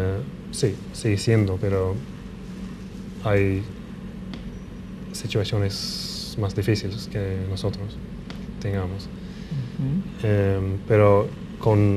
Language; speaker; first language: Spanish; non-native, fluent; English